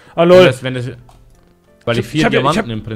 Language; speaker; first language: German; native; German